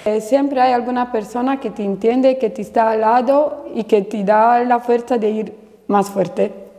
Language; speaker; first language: Spanish; non-native, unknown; Romanian